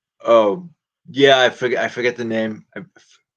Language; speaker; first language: English; native; English